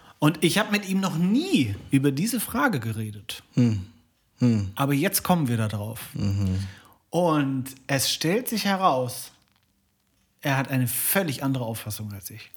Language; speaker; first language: German; native; German